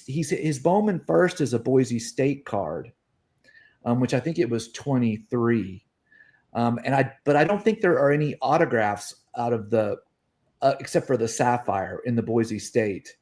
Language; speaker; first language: English; native; English